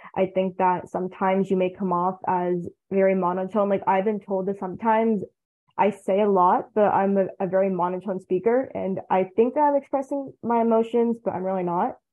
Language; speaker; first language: English; early bilingual, other home language; Tamil